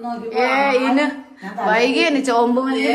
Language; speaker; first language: Malayalam; non-native, learner; Nepali